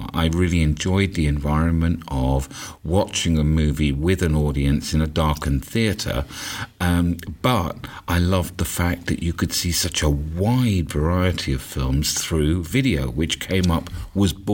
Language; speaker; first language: English; native; English